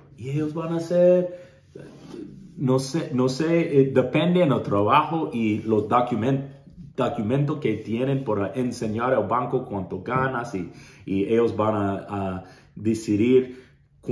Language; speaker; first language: Spanish; non-native, learner; English